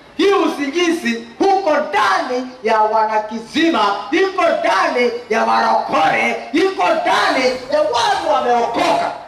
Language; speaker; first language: Swahili; non-native, local second language; Kamba